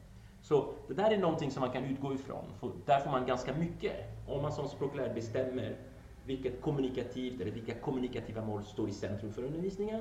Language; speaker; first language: Swedish; non-native, fluent; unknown